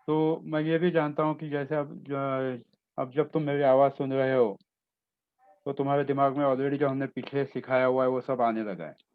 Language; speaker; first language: Hindi; non-native, local second language; Marathi